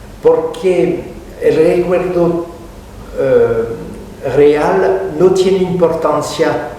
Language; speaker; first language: Spanish; non-native, fluent; French